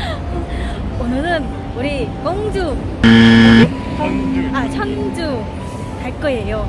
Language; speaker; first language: Korean; non-native, learner; Vietnamese